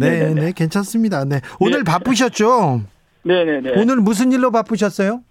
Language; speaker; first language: Korean; native; Korean